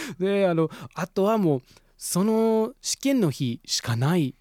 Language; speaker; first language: Japanese; non-native, fluent; English